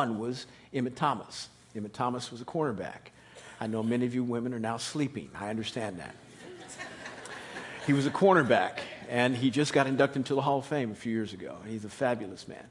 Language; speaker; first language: English; native; English